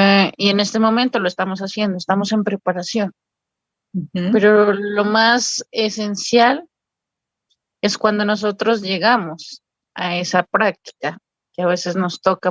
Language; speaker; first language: Spanish; native; Spanish